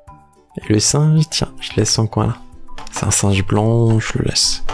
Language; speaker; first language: French; native; French